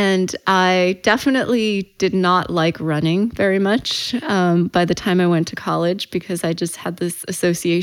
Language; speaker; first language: English; early bilingual, other home language; Chinese